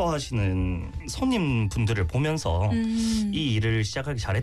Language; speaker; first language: Korean; native; Korean